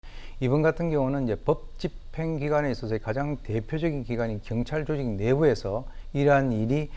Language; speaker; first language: Korean; native; Korean